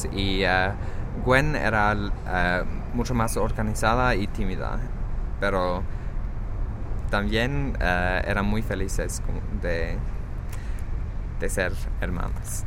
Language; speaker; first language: Spanish; non-native, fluent; English